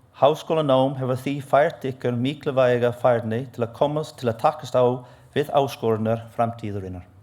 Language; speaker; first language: Icelandic; non-native, fluent; English